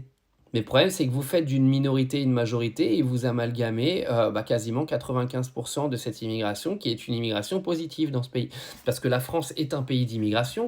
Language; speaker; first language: French; native; French